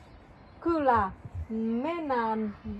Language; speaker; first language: Finnish; non-native, learner; Vietnamese